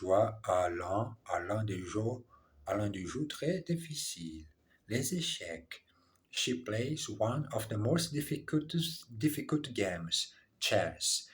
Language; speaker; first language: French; non-native, learner; English